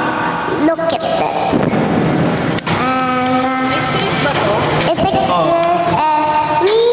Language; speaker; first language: English; non-native, local second language; Filipino